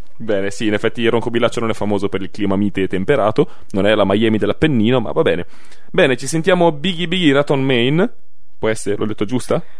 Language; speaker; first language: Italian; native; Italian